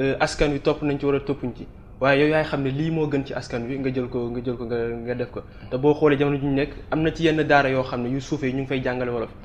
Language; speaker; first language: Wolof; non-native, local second language; Bambara